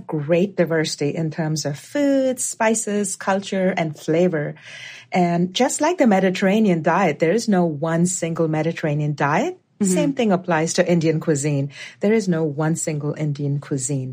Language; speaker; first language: English; non-native, local second language; Gujarati